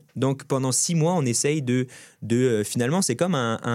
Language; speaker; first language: French; native; French